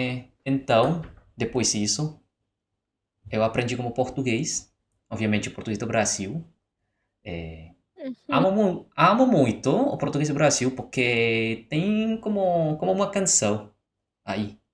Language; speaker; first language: Portuguese; non-native, fluent; Indonesian